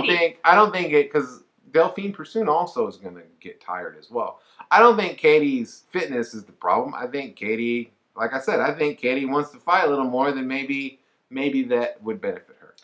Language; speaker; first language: English; native; English